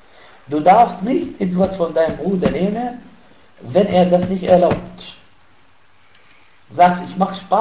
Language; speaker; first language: German; non-native, fluent; Arabic